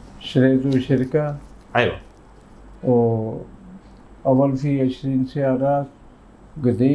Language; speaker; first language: Arabic; non-native, learner; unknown